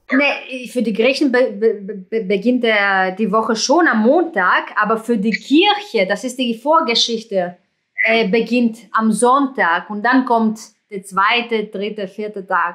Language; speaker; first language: German; non-native, fluent; Greek